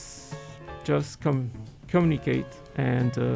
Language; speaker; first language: English; non-native, fluent; French